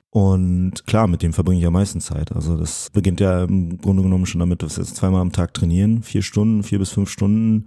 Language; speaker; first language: German; early bilingual, other home language; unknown